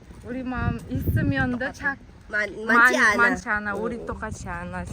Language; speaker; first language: Korean; non-native, learner; Kazakh